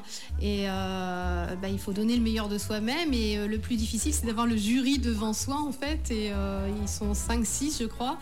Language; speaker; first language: French; native; French